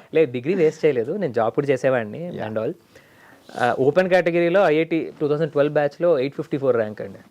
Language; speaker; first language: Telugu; native; Telugu